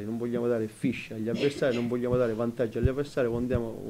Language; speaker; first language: Italian; native; Italian